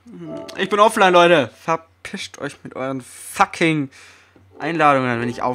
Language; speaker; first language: German; native; German